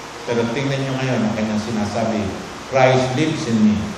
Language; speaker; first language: Filipino; native; Filipino